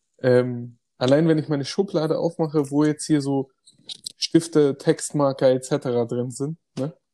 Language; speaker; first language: German; early bilingual, other home language; Greek